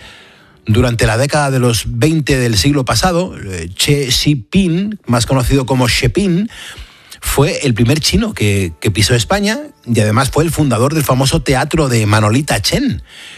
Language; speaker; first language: Spanish; native; Spanish